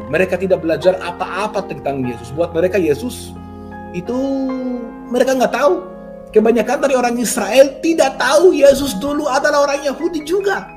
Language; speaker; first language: Indonesian; non-native, fluent; Hebrew